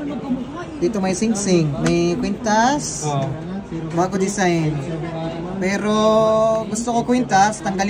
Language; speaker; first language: Filipino; non-native, learner; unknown